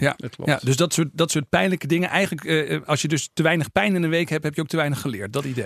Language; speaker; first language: Dutch; native; Dutch